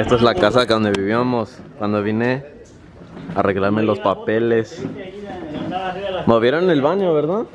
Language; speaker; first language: Spanish; early bilingual, heritage; Spanish